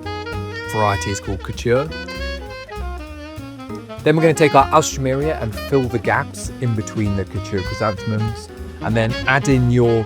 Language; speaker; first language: English; native; English